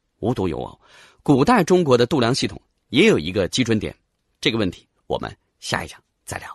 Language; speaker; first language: Chinese; native; Chinese